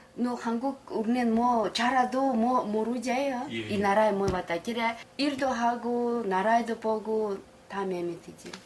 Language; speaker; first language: Korean; early bilingual, heritage; Korean